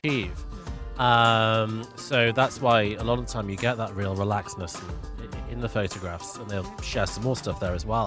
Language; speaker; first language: English; native; English